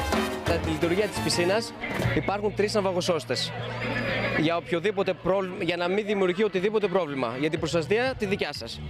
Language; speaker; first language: Greek; native; Greek